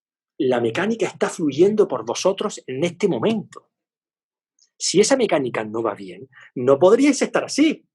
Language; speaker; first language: Spanish; native; Spanish